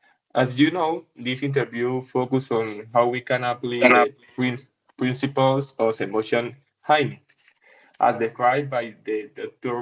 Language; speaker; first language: English; non-native, learner; Spanish